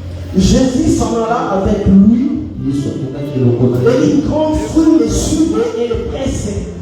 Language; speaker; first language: French; non-native, local second language; Lingala